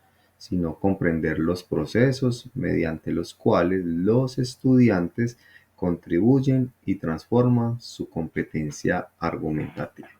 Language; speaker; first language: Spanish; native; Spanish